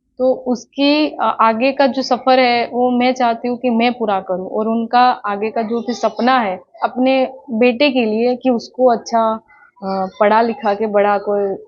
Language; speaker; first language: Hindi; non-native, local second language; Gujarati